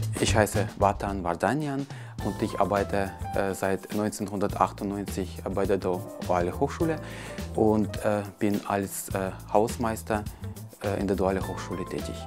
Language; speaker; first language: German; non-native, fluent; Russian